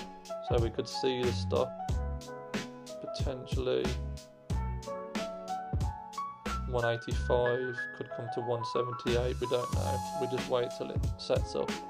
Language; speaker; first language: English; native; English